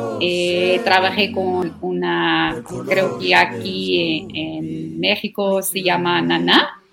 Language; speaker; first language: Spanish; non-native, learner; Afrikaans